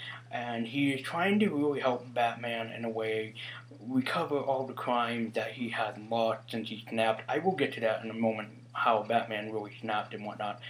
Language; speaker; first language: English; native; English